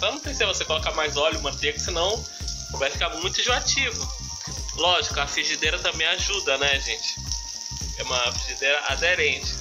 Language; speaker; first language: Portuguese; native; Portuguese